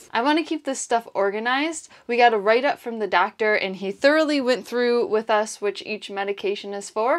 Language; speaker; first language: English; native; English